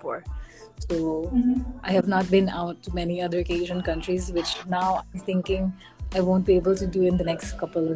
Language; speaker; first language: English; non-native, local second language; Filipino